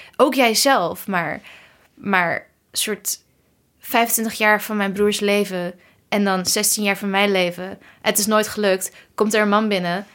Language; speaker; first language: Dutch; early bilingual, other home language; Kurdish